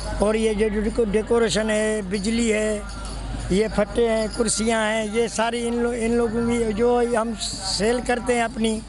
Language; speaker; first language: Urdu; non-native, local second language; Sindhi